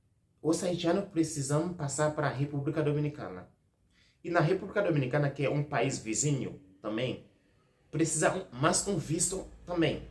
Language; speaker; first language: Portuguese; non-native, learner; Haitian Creole